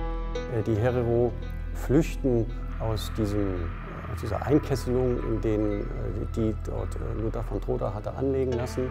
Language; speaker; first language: German; native; German